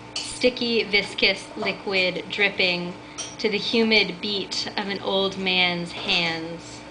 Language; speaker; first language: English; native; English